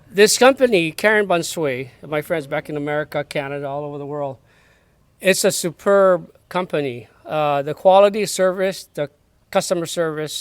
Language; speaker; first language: English; non-native, learner; Thai